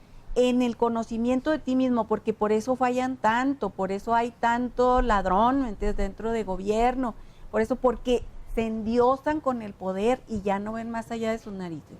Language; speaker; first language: Spanish; native; Spanish